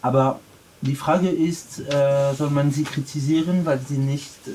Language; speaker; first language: German; non-native, learner; French